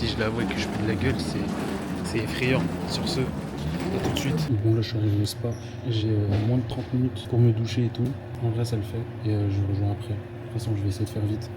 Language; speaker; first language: French; native; French